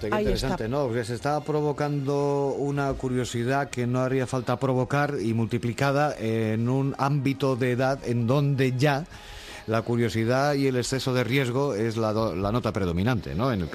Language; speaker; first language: Spanish; native; Spanish